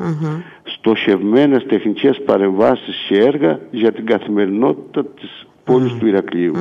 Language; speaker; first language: Greek; native; Greek